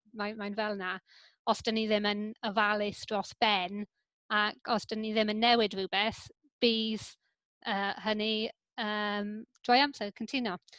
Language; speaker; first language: Welsh; non-native, local second language; English